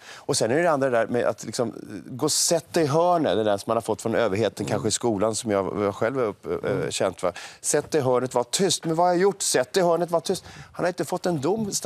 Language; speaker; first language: Swedish; native; Swedish